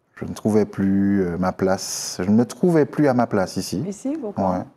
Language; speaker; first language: French; native; French